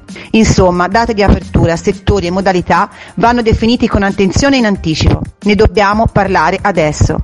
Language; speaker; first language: Italian; native; Italian